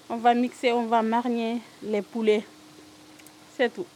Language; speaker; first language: French; non-native, learner; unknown